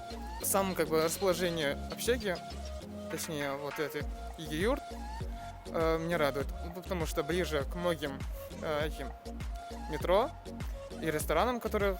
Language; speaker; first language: Russian; non-native, local second language; Kazakh